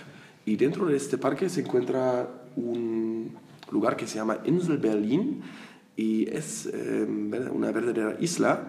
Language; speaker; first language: Spanish; non-native, fluent; German